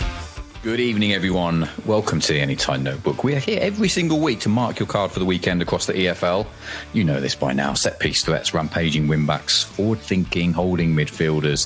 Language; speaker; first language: English; native; English